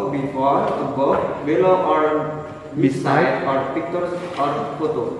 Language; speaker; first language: English; non-native, learner; Indonesian